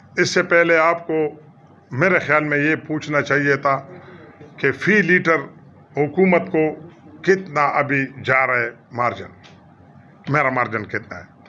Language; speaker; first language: Urdu; non-native, local second language; Pashto